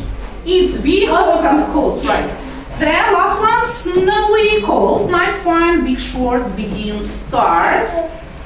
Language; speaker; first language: English; non-native, fluent; Azerbaijani